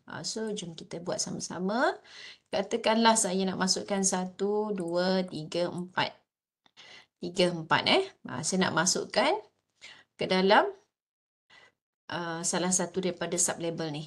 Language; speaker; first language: Malay; native; Malay